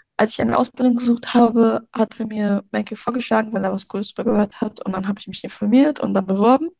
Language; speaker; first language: German; native; German